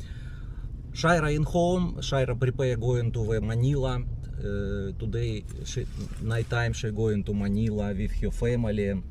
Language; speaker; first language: English; non-native, learner; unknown